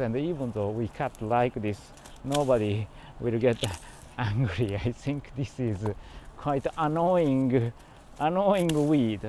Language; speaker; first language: English; non-native, learner; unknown